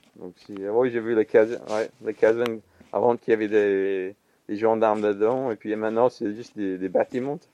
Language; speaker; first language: French; non-native, fluent; English